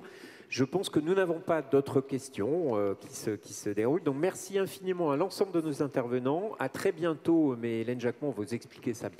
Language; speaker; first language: French; native; French